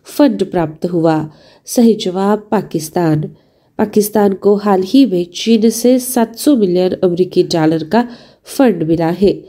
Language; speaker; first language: Hindi; non-native, local second language; Marathi